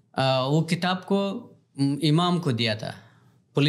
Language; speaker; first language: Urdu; non-native, learner; Pashto